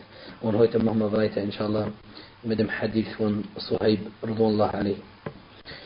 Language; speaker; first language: German; non-native, fluent; Arabic